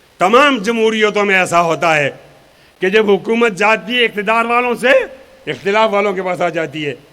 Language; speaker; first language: Urdu; non-native, local second language; Pashto